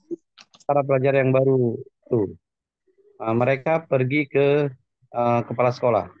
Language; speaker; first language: Indonesian; non-native, learner; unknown